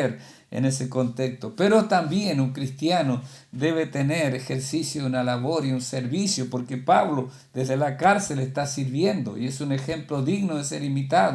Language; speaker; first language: Spanish; native; Spanish